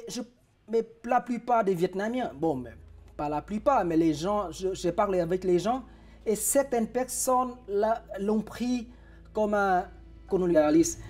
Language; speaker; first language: French; non-native, fluent; Vietnamese